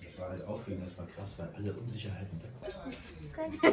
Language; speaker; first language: German; native; German